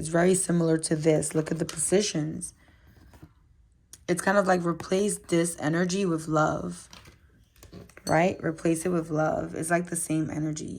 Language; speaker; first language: English; native; English